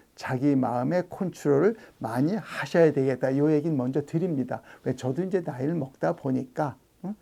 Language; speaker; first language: Korean; native; Korean